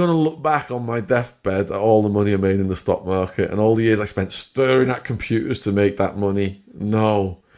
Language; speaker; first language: English; native; English